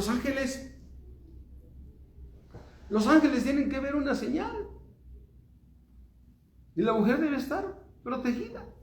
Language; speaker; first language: Spanish; native; Spanish